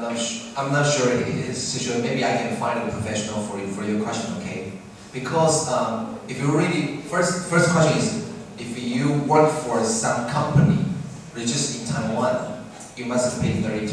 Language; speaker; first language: English; non-native, fluent; Chinese